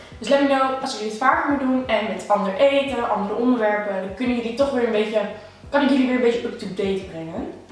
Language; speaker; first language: Dutch; native; Dutch